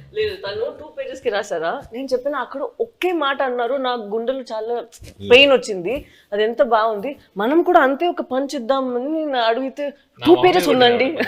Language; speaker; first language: Telugu; non-native, fluent; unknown